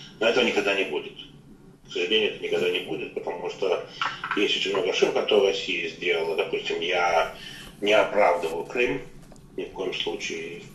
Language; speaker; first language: Russian; native; Russian